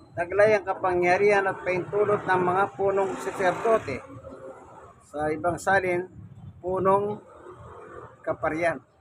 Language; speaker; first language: Filipino; native; Filipino